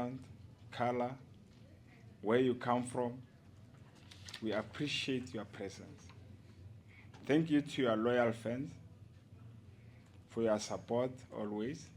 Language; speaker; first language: English; non-native, local second language; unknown